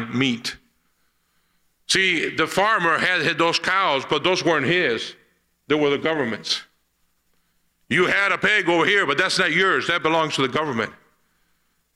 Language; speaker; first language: English; early bilingual, other home language; Spanish